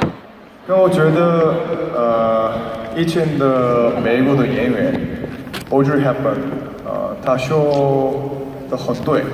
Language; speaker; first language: Chinese; non-native, learner; Korean